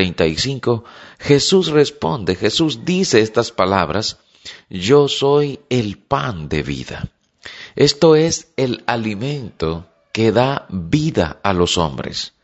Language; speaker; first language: Spanish; native; Spanish